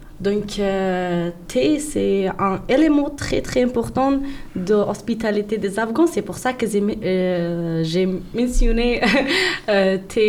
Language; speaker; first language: French; non-native, learner; Persian